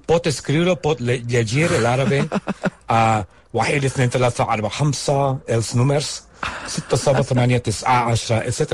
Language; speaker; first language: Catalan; non-native, learner; English